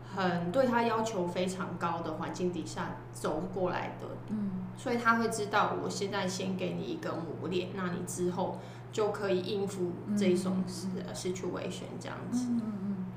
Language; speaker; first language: Chinese; non-native, local second language; Cantonese